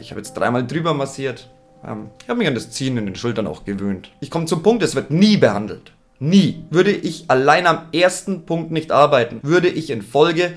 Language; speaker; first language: German; native; German